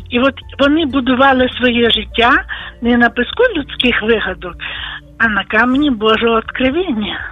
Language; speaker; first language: Ukrainian; native; Ukrainian